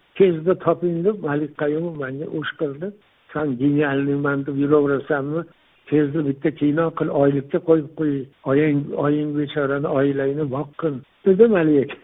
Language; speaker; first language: Uzbek; non-native, local second language; Tajik